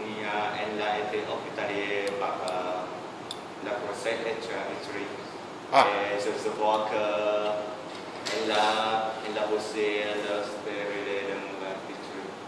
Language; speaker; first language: French; non-native, learner; Vietnamese